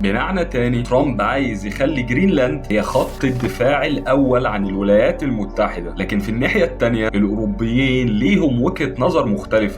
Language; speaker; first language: Arabic; native; Arabic